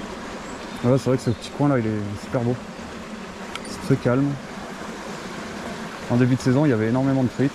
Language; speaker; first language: French; native; French